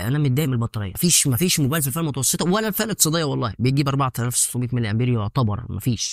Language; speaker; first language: Arabic; native; Arabic